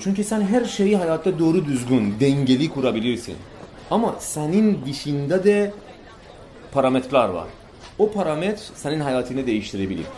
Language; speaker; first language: Turkish; non-native, fluent; Persian